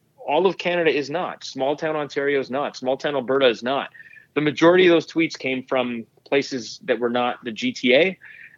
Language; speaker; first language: English; native; English